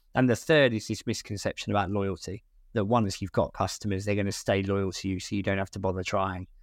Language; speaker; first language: English; native; English